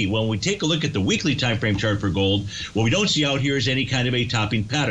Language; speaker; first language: English; native; English